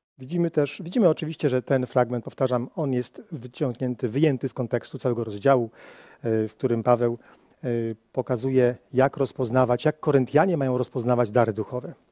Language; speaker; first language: Polish; native; Polish